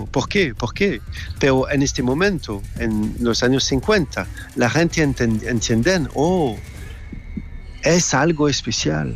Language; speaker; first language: Spanish; non-native, fluent; French